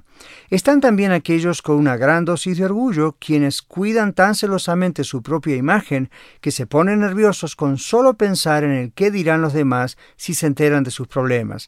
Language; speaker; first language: Spanish; native; Spanish